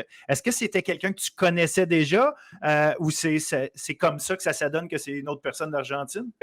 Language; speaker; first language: French; native; French